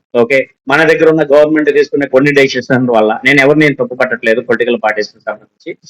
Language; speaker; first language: Telugu; native; Telugu